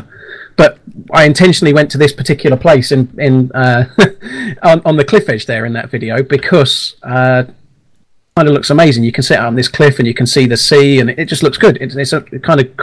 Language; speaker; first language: English; native; English